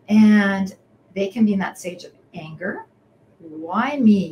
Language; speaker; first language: English; native; English